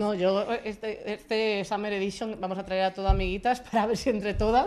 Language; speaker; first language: Spanish; native; Spanish